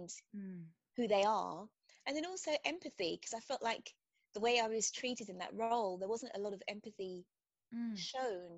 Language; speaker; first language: English; native; English